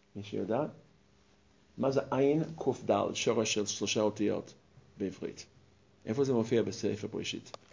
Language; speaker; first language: Hebrew; non-native, fluent; English